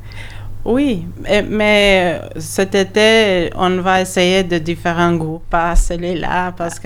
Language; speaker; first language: French; non-native, learner; Albanian